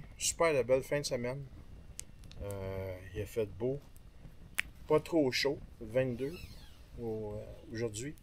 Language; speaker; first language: French; native; French